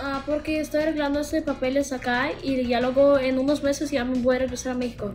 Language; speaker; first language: Spanish; non-native, fluent; Russian